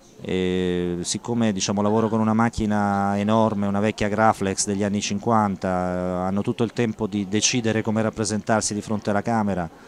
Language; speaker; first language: Italian; native; Italian